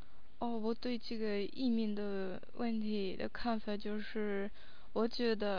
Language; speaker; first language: Chinese; non-native, fluent; English